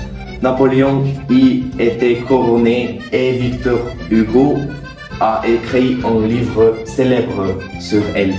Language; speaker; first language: French; non-native, learner; Norwegian